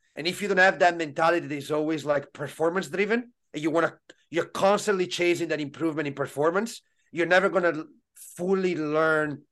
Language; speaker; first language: English; non-native, fluent; Italian